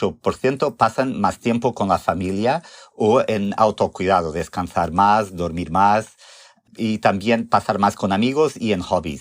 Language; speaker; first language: Spanish; non-native, fluent; Portuguese